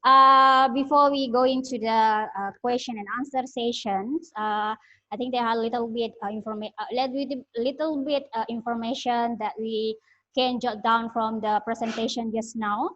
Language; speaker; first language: English; non-native, learner; Indonesian